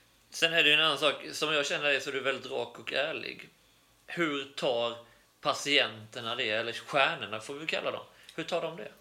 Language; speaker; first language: Swedish; native; Swedish